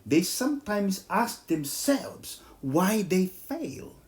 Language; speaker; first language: English; non-native, local second language; Filipino